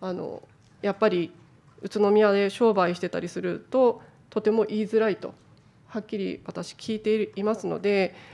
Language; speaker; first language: Japanese; native; Japanese